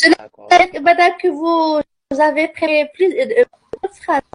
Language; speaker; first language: French; non-native, local second language; Arabic